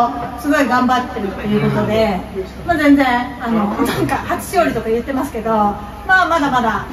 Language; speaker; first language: Japanese; native; Japanese